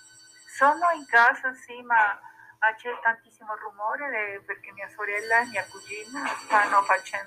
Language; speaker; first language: Italian; non-native, fluent; Spanish